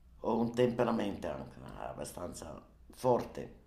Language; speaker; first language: Italian; non-native, learner; German